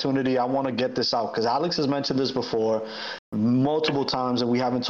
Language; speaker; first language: English; native; English